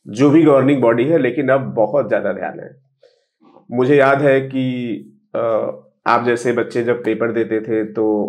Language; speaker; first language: Hindi; native; Hindi